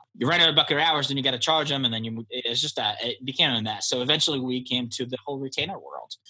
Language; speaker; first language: English; early bilingual, other home language; Polish